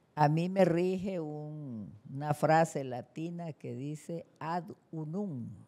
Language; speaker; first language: Spanish; native; Spanish